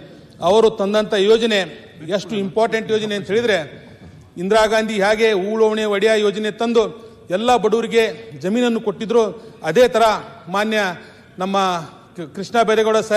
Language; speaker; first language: Kannada; non-native, local second language; Urdu